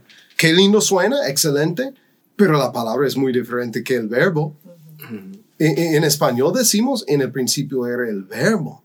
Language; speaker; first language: Spanish; non-native, fluent; English